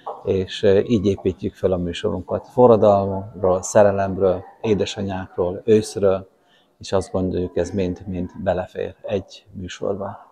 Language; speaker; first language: Hungarian; native; Hungarian